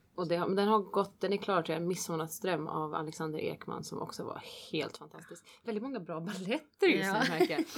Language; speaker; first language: Swedish; non-native, fluent; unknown